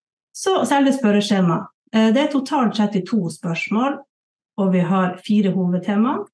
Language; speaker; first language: Norwegian; native; Norwegian